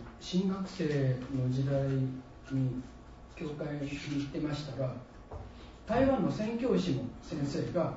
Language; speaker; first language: Japanese; native; Japanese